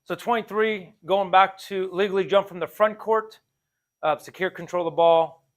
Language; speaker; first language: English; native; English